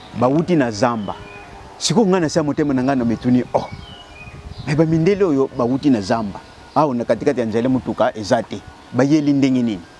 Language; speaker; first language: Lingala; non-native, local second language; Kongo